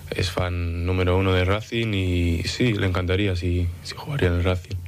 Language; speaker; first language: Spanish; early bilingual, other home language; English